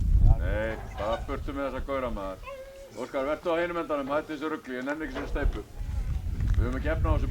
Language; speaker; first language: Icelandic; native; Icelandic